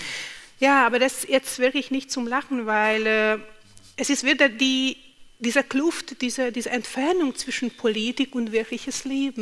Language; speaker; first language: German; non-native, fluent; Hungarian